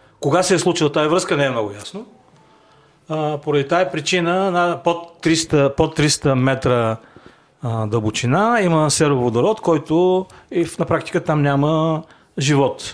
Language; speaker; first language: Bulgarian; native; Bulgarian